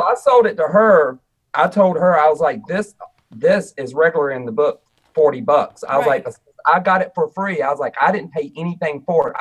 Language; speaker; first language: English; native; English